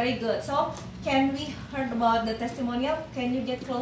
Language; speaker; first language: English; non-native, learner; Indonesian